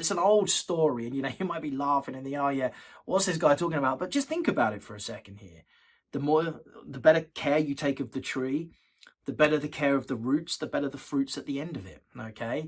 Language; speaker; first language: English; native; English